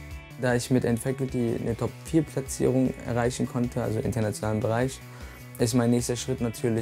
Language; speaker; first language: German; native; German